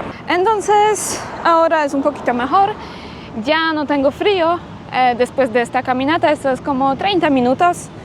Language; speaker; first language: Spanish; non-native, fluent; Polish